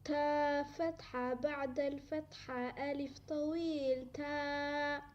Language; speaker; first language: Arabic; non-native, learner; Somali